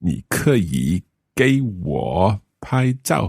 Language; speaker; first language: Chinese; non-native, learner; English